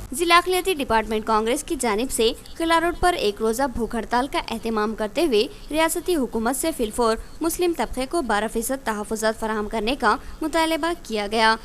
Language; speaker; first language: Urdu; native; Urdu